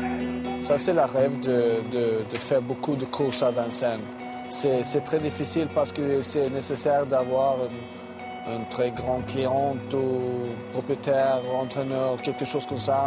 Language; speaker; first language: French; non-native, learner; Swedish